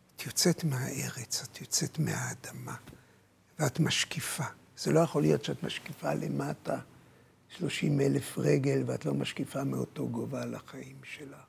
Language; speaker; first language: Hebrew; native; Hebrew